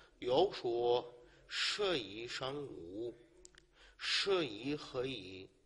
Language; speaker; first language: Chinese; non-native, learner; Arabic